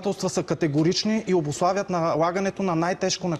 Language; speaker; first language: Bulgarian; native; Bulgarian